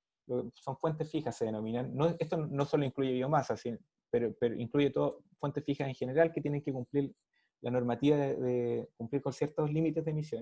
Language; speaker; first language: Spanish; native; Spanish